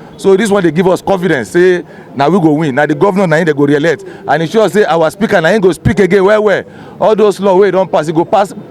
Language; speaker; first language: Nigerian Pidgin; non-native, local second language; Yoruba